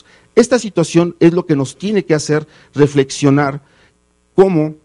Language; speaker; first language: Spanish; native; Spanish